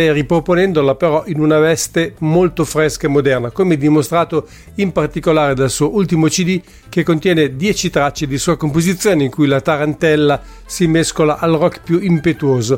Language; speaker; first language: Italian; native; Italian